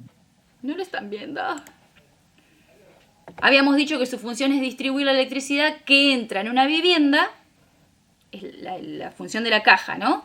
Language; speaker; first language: Spanish; native; Spanish